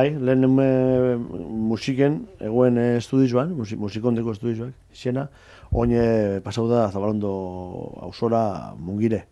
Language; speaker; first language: Basque; native; Basque